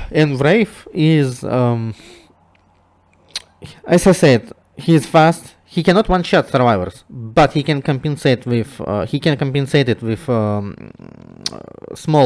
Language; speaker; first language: English; non-native, fluent; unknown